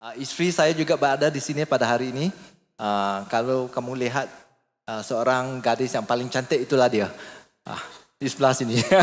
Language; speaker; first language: Malay; non-native, local second language; English